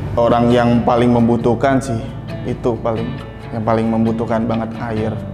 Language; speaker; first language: Indonesian; native; Indonesian